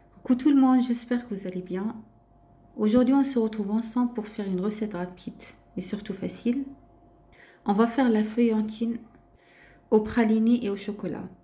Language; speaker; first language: French; non-native, local second language; Arabic